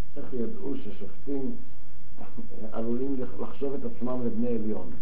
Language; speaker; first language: Hebrew; native; Hebrew